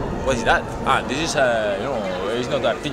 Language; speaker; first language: English; non-native, learner; Spanish